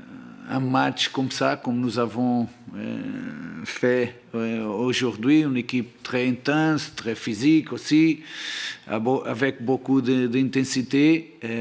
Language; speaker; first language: French; non-native, learner; Portuguese